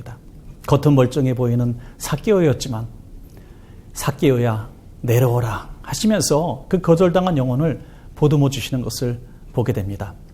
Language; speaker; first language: Korean; native; Korean